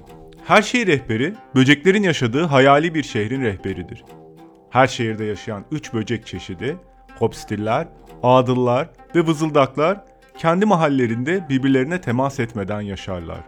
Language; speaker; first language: Turkish; native; Turkish